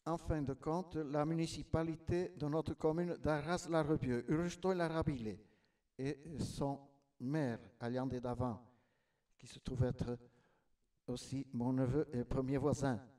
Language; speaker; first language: French; non-native, local second language; Basque